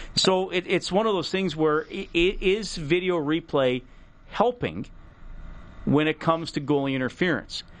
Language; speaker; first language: English; native; English